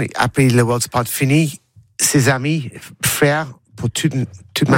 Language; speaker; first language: French; non-native, learner; English